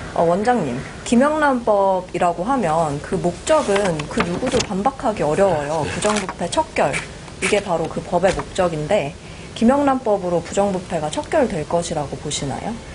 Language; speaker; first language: Korean; native; Korean